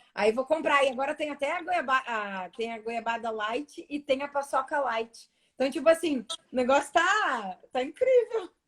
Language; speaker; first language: Portuguese; native; Portuguese